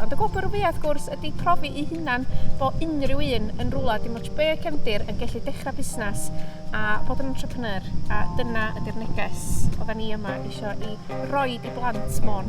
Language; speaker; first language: Welsh; native; Welsh